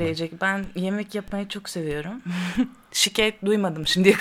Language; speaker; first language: Turkish; non-native, learner; Greek